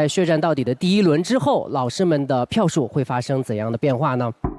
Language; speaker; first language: Chinese; native; Chinese